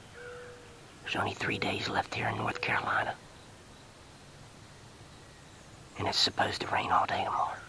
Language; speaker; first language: English; native; English